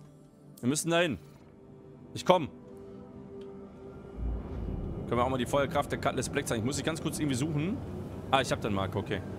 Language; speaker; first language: German; native; German